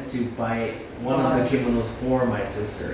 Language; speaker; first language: English; non-native, fluent; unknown